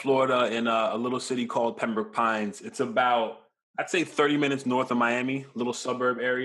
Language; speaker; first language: English; native; English